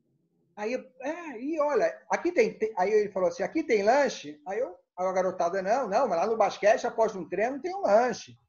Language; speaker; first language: Portuguese; native; Portuguese